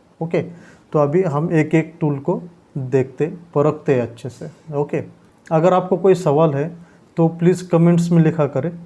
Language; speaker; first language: Hindi; non-native, local second language; Marathi